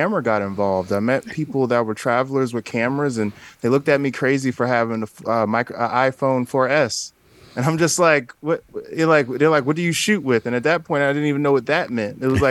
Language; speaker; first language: English; native; English